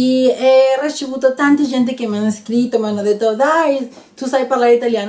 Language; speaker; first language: Italian; non-native, learner; Spanish